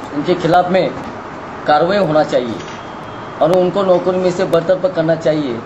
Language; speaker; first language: Hindi; non-native, local second language; Marathi